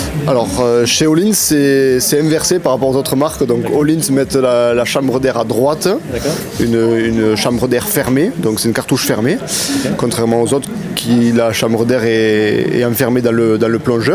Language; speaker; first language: French; native; French